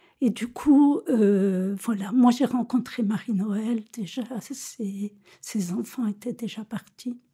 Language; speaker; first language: French; native; French